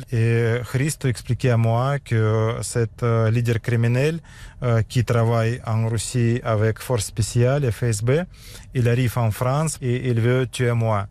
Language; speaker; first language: French; non-native, learner; Russian